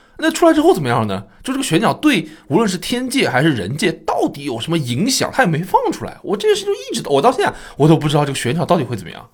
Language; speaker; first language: Chinese; native; Chinese